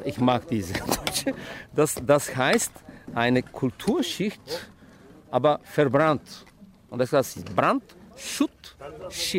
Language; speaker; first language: German; non-native, fluent; Bulgarian